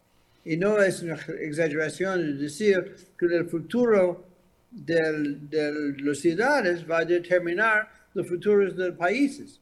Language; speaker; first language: Spanish; non-native, fluent; English